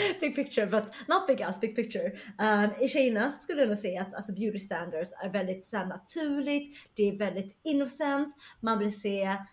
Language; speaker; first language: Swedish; early bilingual, other home language; Chinese